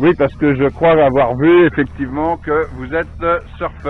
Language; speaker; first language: French; native; French